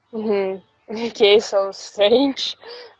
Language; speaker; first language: English; non-native, fluent; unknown